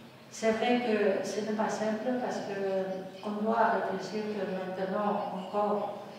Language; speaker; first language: French; non-native, fluent; Spanish